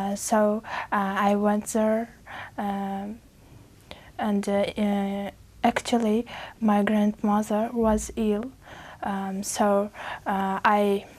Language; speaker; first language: English; non-native, learner; Uzbek